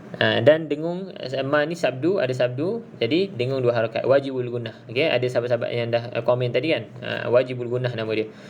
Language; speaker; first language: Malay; native; Malay